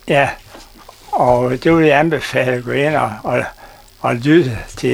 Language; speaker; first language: Danish; non-native, fluent; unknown